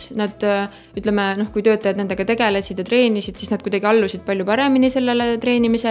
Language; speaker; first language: Estonian; native; Estonian